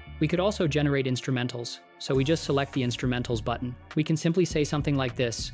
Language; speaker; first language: English; native; English